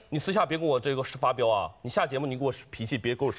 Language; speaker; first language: Chinese; native; Chinese